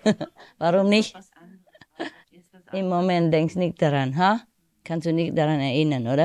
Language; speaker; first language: German; non-native, learner; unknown